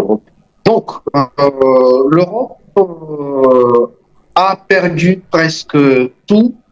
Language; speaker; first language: French; non-native, fluent; Russian